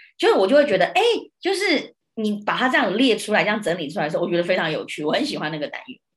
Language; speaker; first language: Chinese; early bilingual, heritage; Chinese